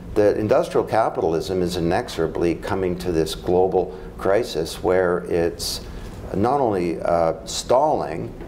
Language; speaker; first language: English; native; English